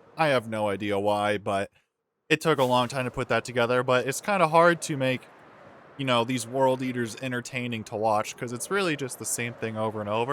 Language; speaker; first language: English; native; English